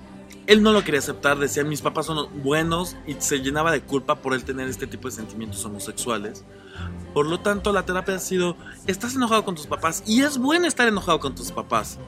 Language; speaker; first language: Spanish; native; Spanish